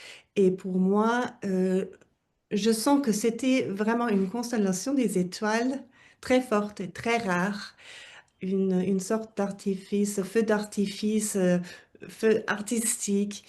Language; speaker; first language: French; non-native, fluent; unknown